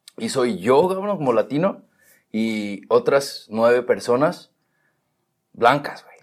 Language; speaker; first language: Spanish; native; Spanish